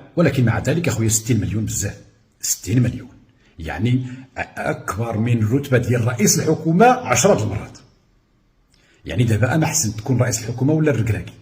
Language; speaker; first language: Arabic; native; Arabic